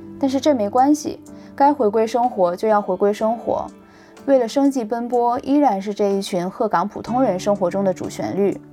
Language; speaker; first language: Chinese; native; Chinese